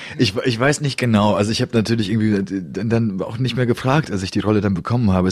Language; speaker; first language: German; early bilingual, other home language; Polish